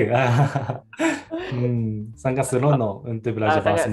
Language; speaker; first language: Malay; non-native, learner; Japanese